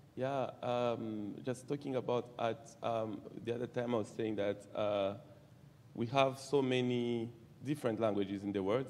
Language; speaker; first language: English; non-native, fluent; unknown